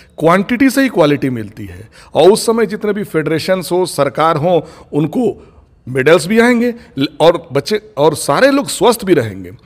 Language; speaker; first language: Hindi; non-native, local second language; Bangla